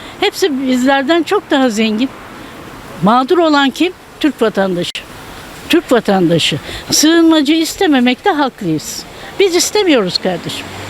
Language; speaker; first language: Turkish; native; Turkish